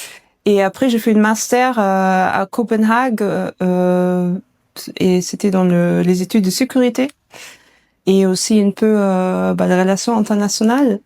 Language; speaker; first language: French; non-native, learner; German